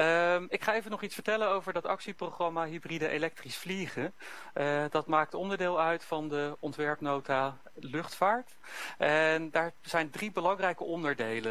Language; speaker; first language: Dutch; native; Dutch